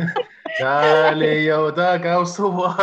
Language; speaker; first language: Chinese; non-native, fluent; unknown